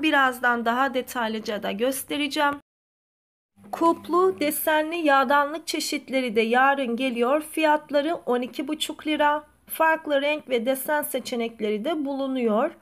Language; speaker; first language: Turkish; native; Turkish